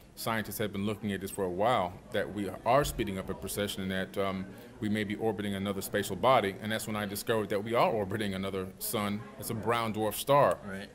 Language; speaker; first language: English; native; English